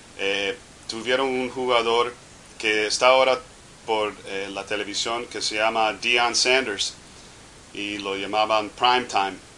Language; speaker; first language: Spanish; non-native, fluent; English